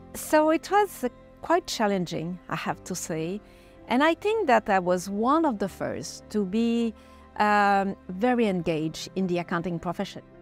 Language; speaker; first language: English; non-native, fluent; French